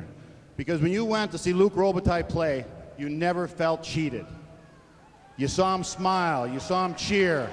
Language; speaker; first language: English; native; English